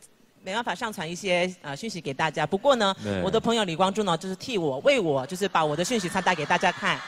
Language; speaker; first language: Chinese; native; Chinese